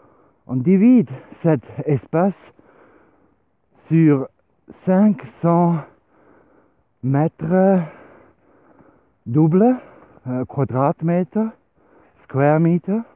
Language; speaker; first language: French; non-native, learner; Swiss German